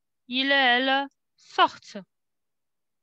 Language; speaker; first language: French; non-native, fluent; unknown